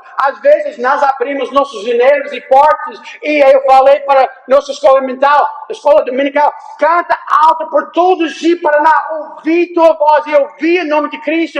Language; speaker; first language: Portuguese; non-native, fluent; English